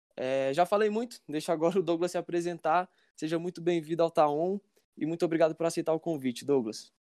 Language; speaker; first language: Portuguese; native; Portuguese